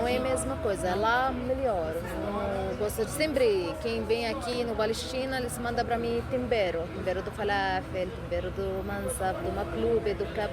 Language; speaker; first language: Portuguese; non-native, learner; Arabic